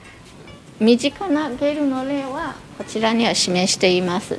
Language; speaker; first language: Japanese; non-native, fluent; Chinese